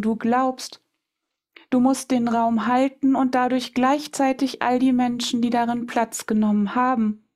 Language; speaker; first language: German; native; German